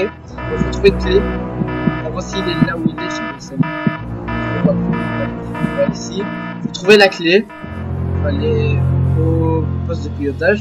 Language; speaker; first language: French; native; French